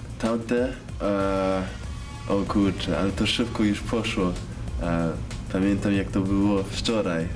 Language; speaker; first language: Polish; early bilingual, heritage; English